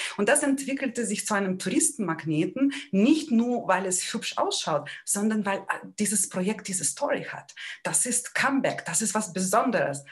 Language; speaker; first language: German; non-native, fluent; Ukrainian